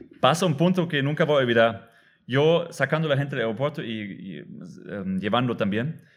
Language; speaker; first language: Spanish; non-native, fluent; German